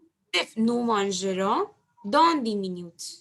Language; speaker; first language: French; non-native, fluent; Hindi